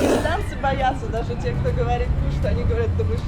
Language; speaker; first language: Russian; native; Russian